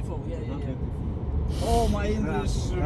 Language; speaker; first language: English; non-native, learner; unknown